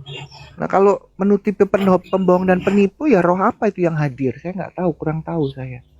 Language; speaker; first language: Indonesian; native; Indonesian